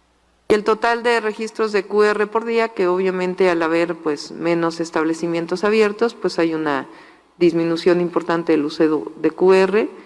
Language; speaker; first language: Spanish; native; Spanish